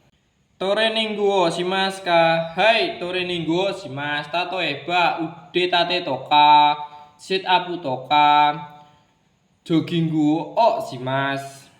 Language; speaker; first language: Japanese; non-native, learner; Indonesian